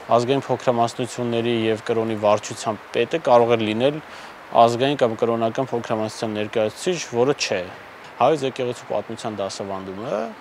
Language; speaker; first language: Armenian; non-native, local second language; Kurdish